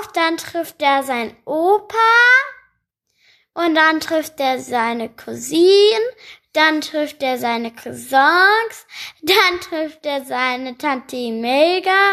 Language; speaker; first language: German; non-native, learner; Spanish